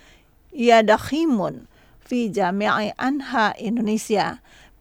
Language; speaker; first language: Arabic; non-native, fluent; Indonesian